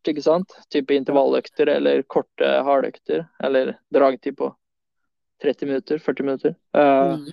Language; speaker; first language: Norwegian; early bilingual, other home language; Swedish